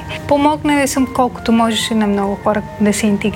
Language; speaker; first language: Bulgarian; non-native, learner; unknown